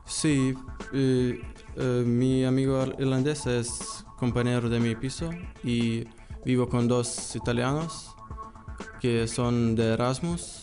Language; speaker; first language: Spanish; non-native, learner; Lithuanian